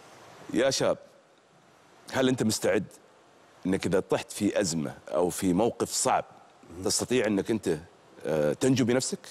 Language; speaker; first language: Arabic; native; Arabic